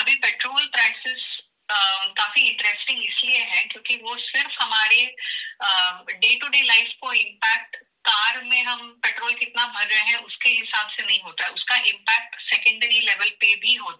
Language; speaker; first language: Hindi; native; Hindi